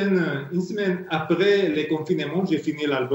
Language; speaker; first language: French; non-native, fluent; Spanish